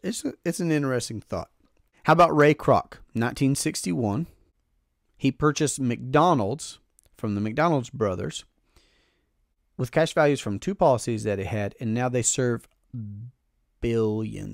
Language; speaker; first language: English; native; English